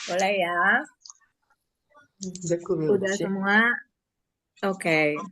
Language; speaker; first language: Indonesian; native; Indonesian